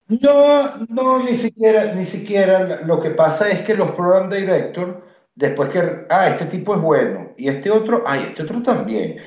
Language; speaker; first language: Spanish; native; Spanish